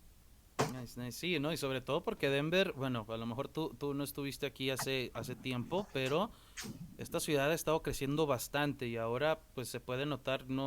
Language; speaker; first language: Spanish; native; Spanish